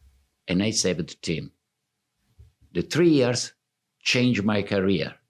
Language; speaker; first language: English; non-native, fluent; Italian